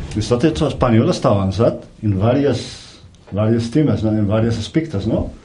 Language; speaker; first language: Catalan; non-native, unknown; Riffian